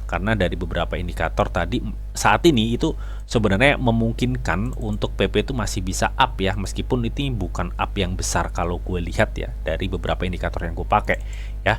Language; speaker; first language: Indonesian; native; Indonesian